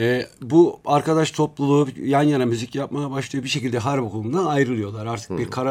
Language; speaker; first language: Turkish; native; Turkish